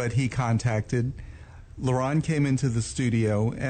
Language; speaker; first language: English; native; English